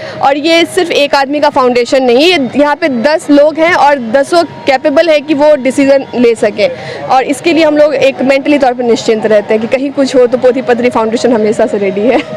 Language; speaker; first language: Hindi; native; Hindi